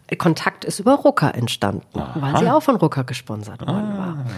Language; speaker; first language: German; native; German